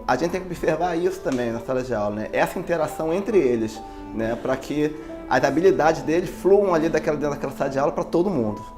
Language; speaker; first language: Portuguese; native; Portuguese